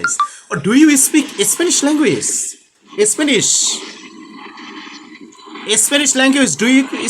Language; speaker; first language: English; non-native, local second language; Bangla